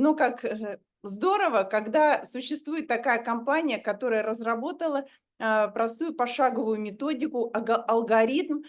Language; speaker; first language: Russian; native; Russian